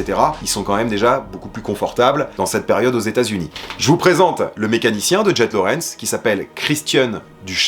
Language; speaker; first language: French; native; French